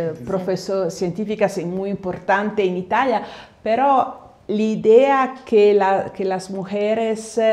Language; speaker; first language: Spanish; non-native, fluent; Italian